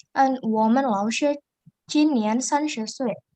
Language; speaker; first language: Chinese; non-native, learner; Indonesian